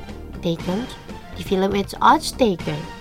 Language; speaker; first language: Dutch; non-native, fluent; Indonesian